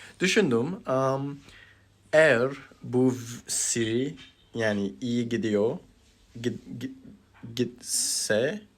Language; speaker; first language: Turkish; early bilingual, heritage; Turkish